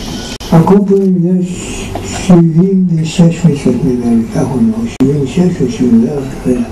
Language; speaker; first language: Hebrew; non-native, fluent; Yiddish